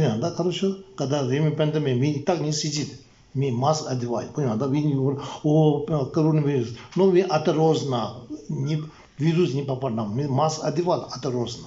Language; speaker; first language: Russian; non-native, learner; Tibetan